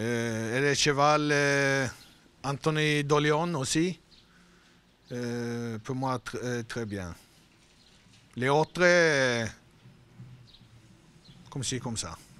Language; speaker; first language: French; non-native, learner; Swedish